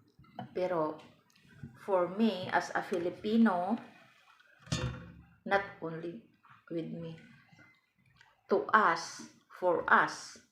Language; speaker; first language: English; non-native, learner; Cebuano